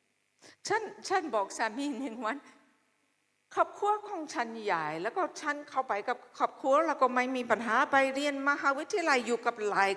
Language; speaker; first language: Thai; non-native, fluent; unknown